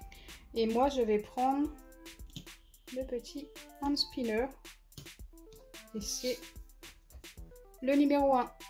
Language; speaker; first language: French; native; French